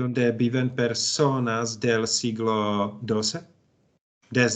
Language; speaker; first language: Spanish; non-native, learner; Czech